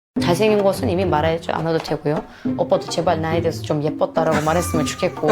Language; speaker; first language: Korean; non-native, fluent; Turkish